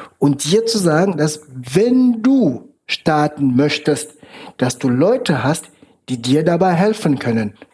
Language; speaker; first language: German; non-native, fluent; French